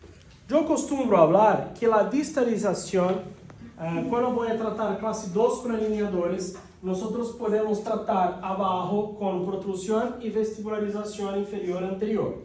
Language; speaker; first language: Spanish; non-native, fluent; Portuguese